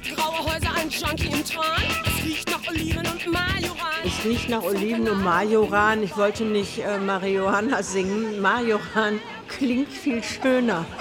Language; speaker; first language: German; native; German